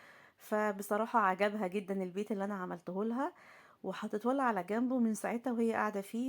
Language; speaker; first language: Arabic; native; Arabic